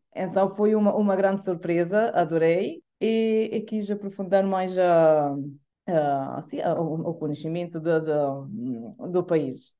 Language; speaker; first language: Portuguese; non-native, fluent; Italian